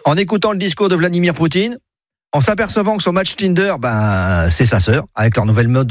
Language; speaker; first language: French; native; French